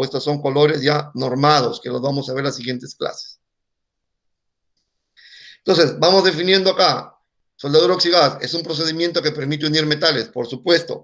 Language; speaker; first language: Spanish; native; Spanish